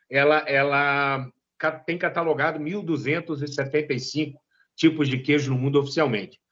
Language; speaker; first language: Portuguese; native; Portuguese